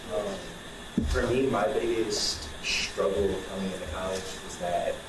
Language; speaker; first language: English; native; English